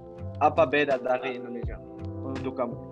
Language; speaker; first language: Indonesian; non-native, learner; Dutch